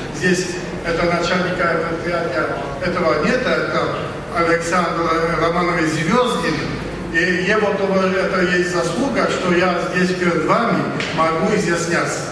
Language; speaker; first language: Russian; non-native, learner; Polish